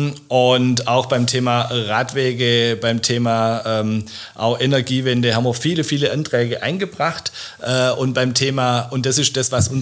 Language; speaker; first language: German; native; German